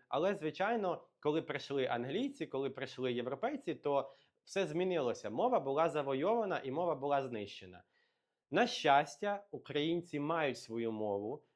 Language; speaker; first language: Ukrainian; native; Ukrainian